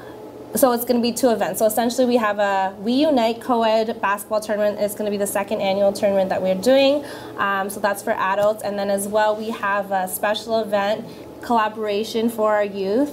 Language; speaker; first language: English; early bilingual, other home language; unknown